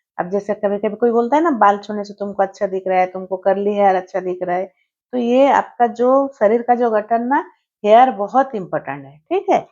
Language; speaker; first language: Hindi; non-native, local second language; Odia